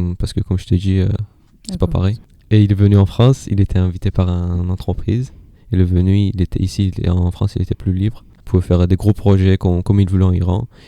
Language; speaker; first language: French; non-native, learner; Persian